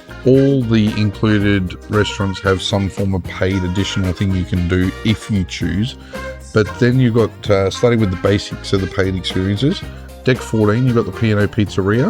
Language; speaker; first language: English; native; English